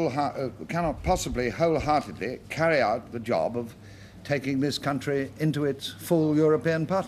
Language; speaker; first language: English; native; English